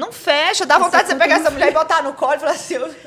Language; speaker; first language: Portuguese; native; Portuguese